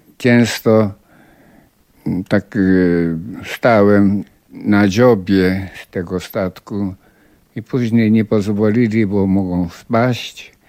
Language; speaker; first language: Polish; non-native, fluent; Japanese